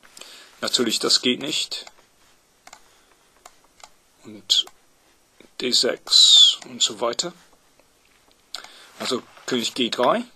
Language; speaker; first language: German; non-native, fluent; English